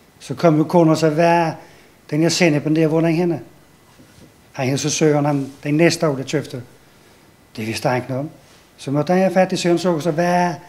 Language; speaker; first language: Danish; native; Danish